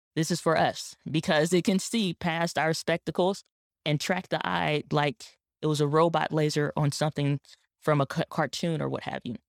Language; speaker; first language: English; native; English